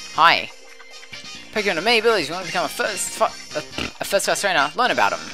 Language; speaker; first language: English; native; English